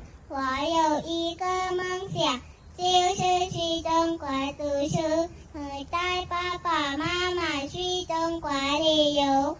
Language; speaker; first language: Chinese; non-native, learner; Thai